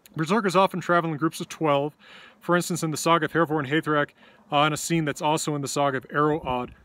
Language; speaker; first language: English; native; English